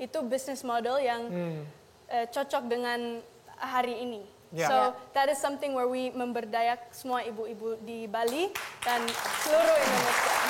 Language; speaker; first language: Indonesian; non-native, local second language; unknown